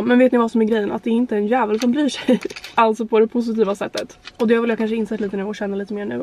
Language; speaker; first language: Swedish; native; Swedish